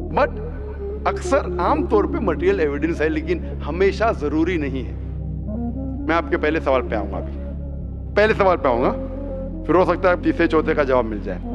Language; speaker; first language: Hindi; non-native, local second language; Urdu